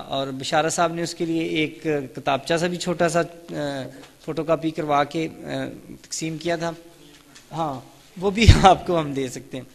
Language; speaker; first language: Urdu; native; Urdu